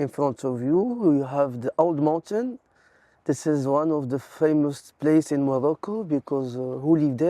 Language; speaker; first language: English; non-native, learner; Arabic